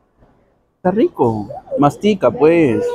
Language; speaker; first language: Spanish; native; Spanish